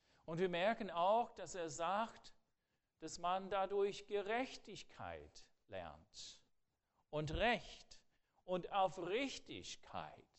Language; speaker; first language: German; non-native, fluent; English